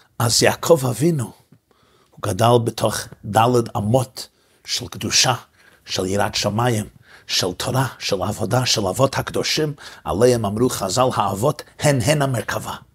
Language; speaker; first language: Hebrew; non-native, fluent; English